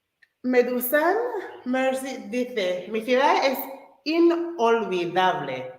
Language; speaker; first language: Spanish; non-native, fluent; English